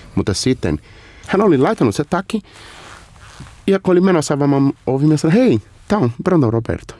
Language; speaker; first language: Finnish; non-native, learner; Portuguese